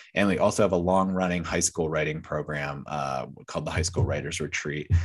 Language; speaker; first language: English; native; English